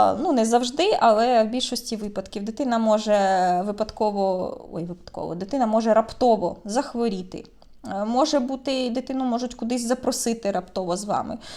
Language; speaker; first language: Ukrainian; native; Ukrainian